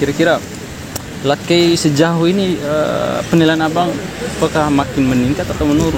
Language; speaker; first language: Indonesian; native; Indonesian